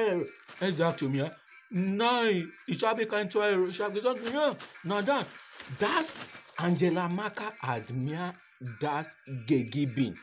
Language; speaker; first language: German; non-native, learner; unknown